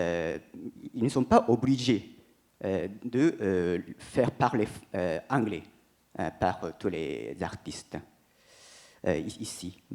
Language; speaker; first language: French; non-native, fluent; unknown